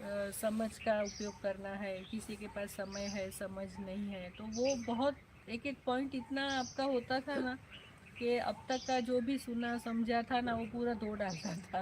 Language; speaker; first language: Hindi; native; Hindi